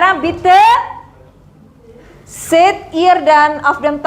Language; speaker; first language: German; non-native, learner; Indonesian